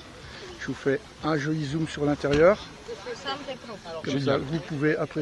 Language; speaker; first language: French; native; French